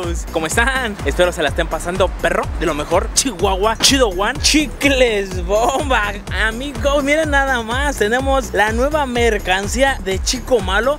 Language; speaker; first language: Spanish; native; Spanish